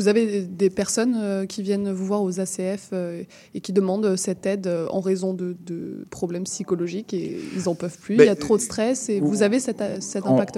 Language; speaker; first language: French; native; French